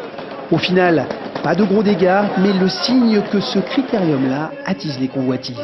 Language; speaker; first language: French; native; French